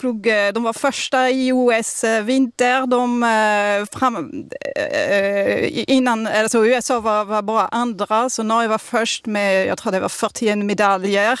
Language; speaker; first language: Swedish; non-native, fluent; French